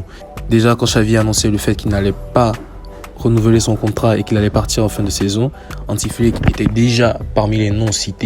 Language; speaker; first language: French; native; French